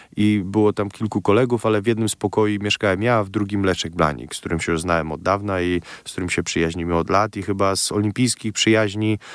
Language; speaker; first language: Polish; native; Polish